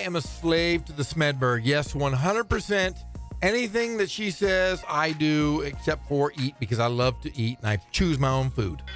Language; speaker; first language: English; native; English